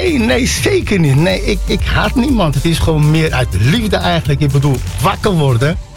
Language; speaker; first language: Dutch; early bilingual, other home language; Central Atlas Tamazight